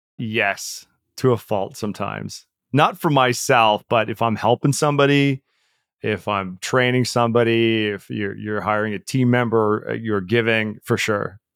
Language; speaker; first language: English; early bilingual, other home language; Czech